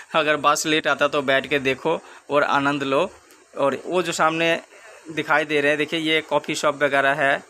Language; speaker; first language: Hindi; non-native, local second language; Bangla